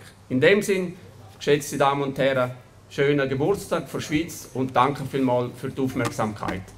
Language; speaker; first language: German; native; German